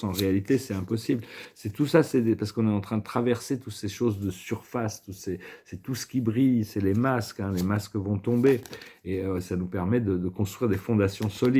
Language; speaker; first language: French; native; French